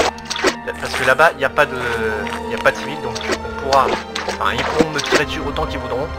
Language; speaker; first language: French; native; French